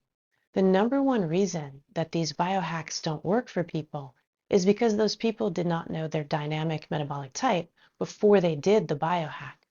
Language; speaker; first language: English; native; English